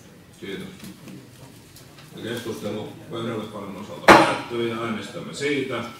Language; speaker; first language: Finnish; native; Finnish